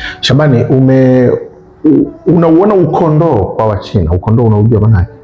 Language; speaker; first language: Swahili; native; Swahili